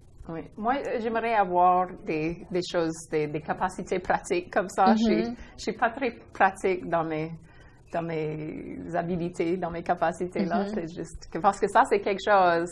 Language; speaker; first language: French; non-native, local second language; English